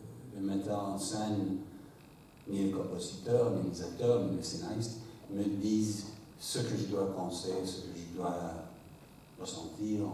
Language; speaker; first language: French; non-native, fluent; English